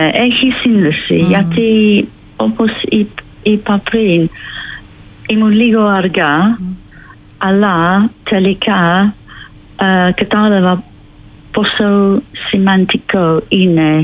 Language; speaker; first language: Greek; non-native, fluent; English